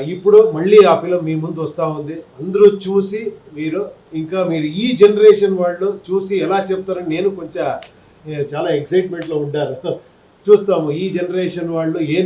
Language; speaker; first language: Telugu; non-native, local second language; Kannada